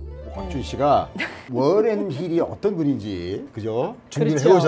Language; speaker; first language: Korean; native; Korean